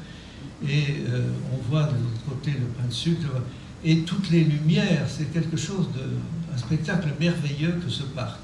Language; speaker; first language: French; native; French